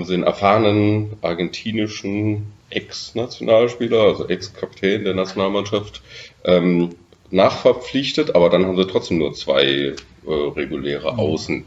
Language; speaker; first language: German; native; German